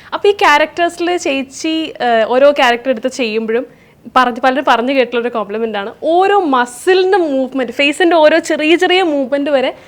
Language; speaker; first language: Malayalam; native; Malayalam